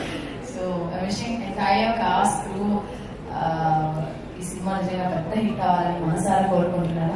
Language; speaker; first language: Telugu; non-native, fluent; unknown